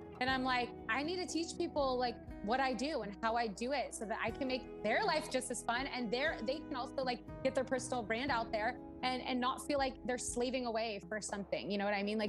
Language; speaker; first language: English; early bilingual, other home language; Portuguese